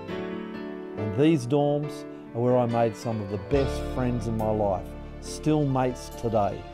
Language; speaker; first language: English; native; English